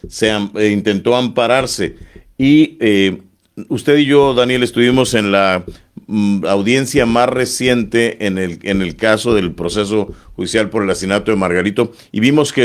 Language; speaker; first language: Spanish; native; Spanish